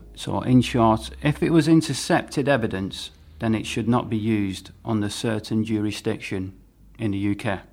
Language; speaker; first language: English; native; English